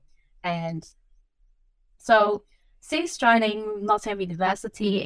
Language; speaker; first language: English; non-native, local second language; Cantonese